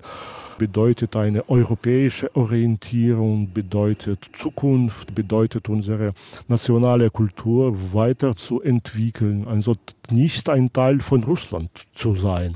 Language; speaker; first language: German; non-native, local second language; Belarusian